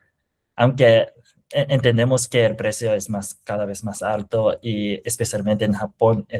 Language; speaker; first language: Spanish; non-native, fluent; Japanese